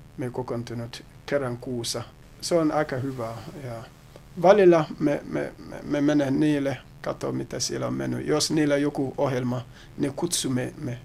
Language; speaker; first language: Finnish; non-native, learner; Akan